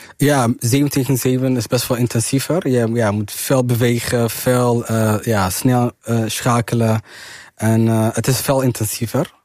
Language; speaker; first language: Dutch; early bilingual, other home language; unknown